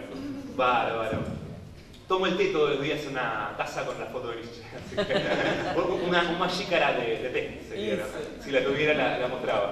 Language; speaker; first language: Spanish; native; Spanish